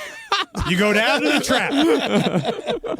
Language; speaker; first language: English; native; English